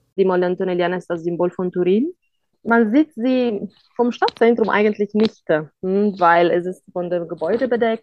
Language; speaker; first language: German; non-native, fluent; Italian